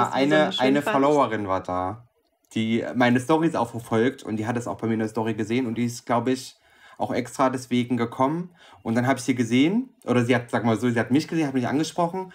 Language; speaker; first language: German; native; German